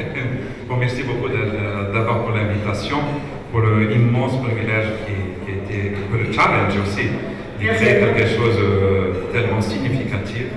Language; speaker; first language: French; non-native, fluent; Spanish